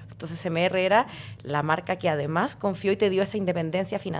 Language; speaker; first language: Spanish; native; Spanish